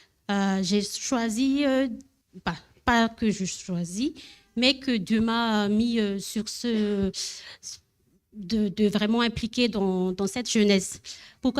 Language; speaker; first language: French; non-native, learner; Malagasy